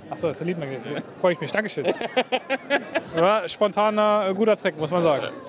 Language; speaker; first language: German; native; German